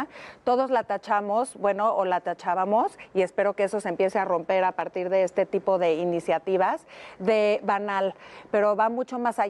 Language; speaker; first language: Spanish; native; Spanish